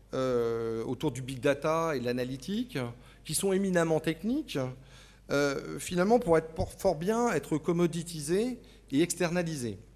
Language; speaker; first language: French; native; French